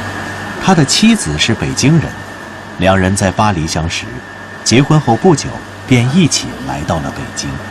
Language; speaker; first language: Chinese; native; Chinese